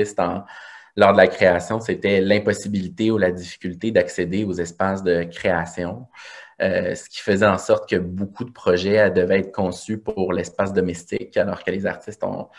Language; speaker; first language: French; native; French